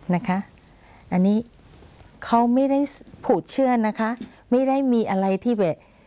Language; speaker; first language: Thai; non-native, fluent; Burmese